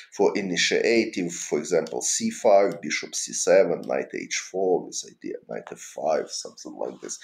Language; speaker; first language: English; non-native, fluent; Ukrainian